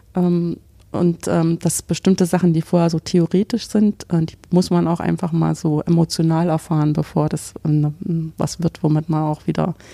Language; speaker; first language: German; native; German